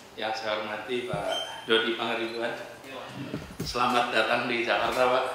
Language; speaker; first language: Indonesian; native; Indonesian